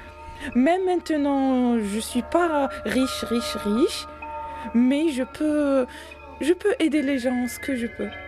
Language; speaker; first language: French; non-native, learner; Arabic